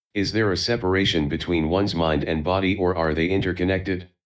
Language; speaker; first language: English; non-native, fluent; Chinese